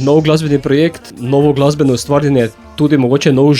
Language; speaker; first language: Slovenian; native; Slovenian